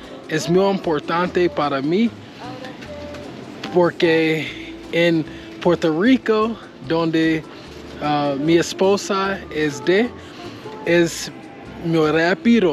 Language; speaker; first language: Spanish; non-native, learner; English